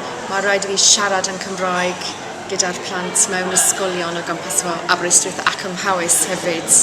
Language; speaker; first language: Welsh; non-native, local second language; English